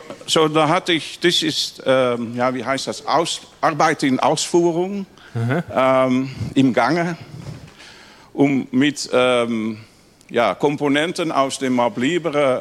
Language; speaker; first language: German; non-native, learner; Dutch